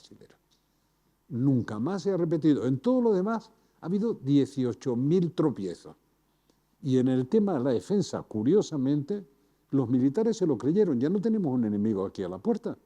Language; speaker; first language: Spanish; native; Spanish